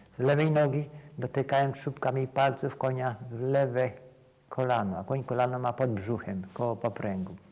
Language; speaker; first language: Polish; native; Polish